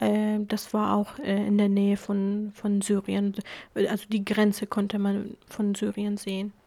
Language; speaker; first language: German; non-native, fluent; Kurdish